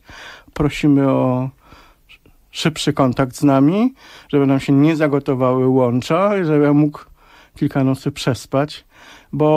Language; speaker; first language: Polish; native; Polish